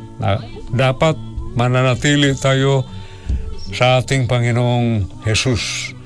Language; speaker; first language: Filipino; non-native, local second language; Cebuano